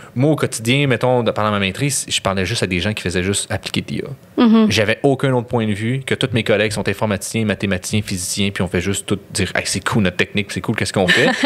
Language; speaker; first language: French; native; French